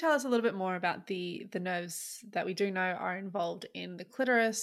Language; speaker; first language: English; native; English